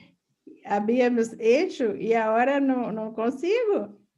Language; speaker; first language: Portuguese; non-native, fluent; Spanish